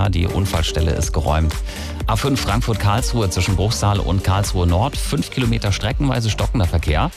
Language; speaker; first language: German; native; German